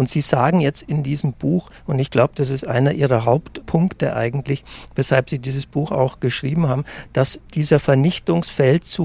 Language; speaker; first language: German; native; German